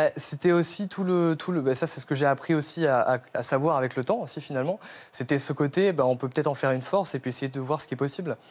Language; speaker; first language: French; native; French